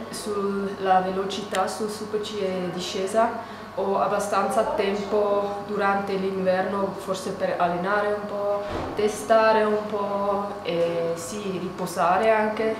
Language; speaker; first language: Italian; non-native, learner; German